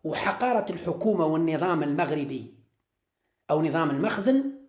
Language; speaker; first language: Arabic; native; Arabic